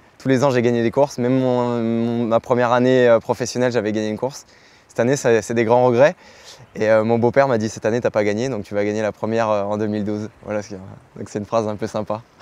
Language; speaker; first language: French; native; French